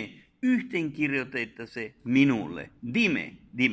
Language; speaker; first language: Finnish; non-native, fluent; Spanish